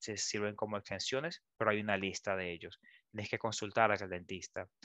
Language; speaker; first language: Spanish; native; Spanish